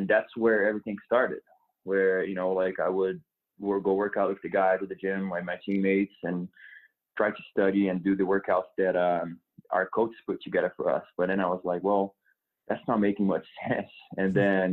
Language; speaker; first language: English; non-native, fluent; Portuguese